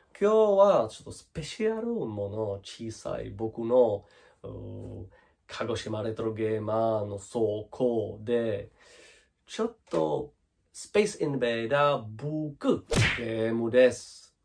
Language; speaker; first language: Japanese; non-native, learner; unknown